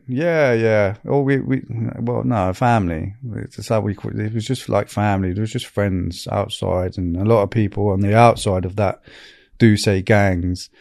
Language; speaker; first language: English; native; English